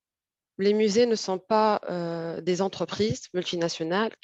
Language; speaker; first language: French; non-native, fluent; Arabic